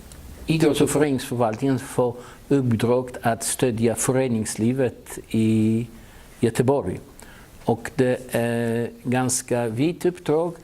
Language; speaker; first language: Swedish; non-native, fluent; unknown